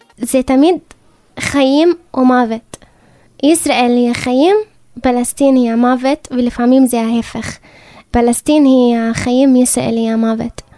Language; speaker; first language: Hebrew; non-native, local second language; Arabic